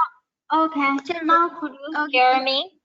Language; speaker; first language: English; non-native, learner; Chinese